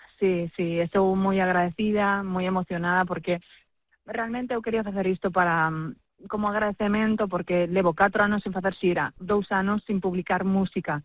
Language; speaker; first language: Galician; non-native, local second language; Spanish